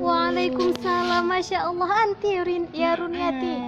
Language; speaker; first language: Arabic; non-native, learner; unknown